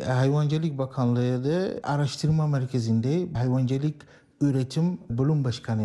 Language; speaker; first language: Turkish; non-native, learner; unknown